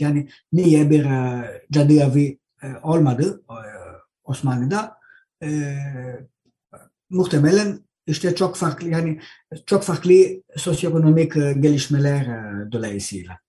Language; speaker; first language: Turkish; non-native, learner; Greek